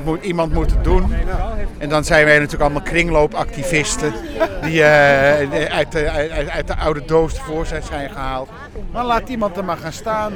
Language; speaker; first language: Dutch; native; Dutch